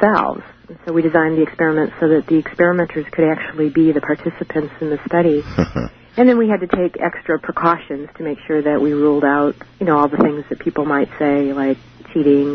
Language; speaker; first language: English; native; English